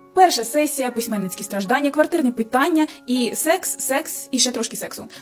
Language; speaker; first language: Ukrainian; non-native, local second language; Russian